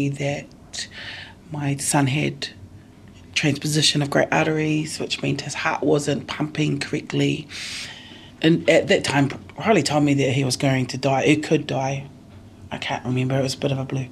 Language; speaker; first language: English; native; English